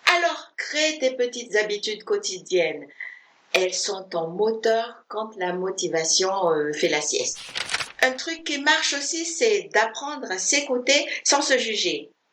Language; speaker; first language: French; non-native, fluent; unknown